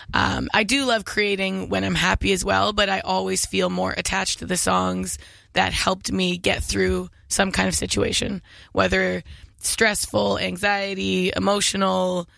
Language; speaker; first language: English; native; English